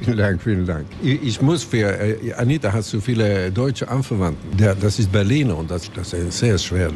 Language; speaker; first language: German; non-native, learner; Swedish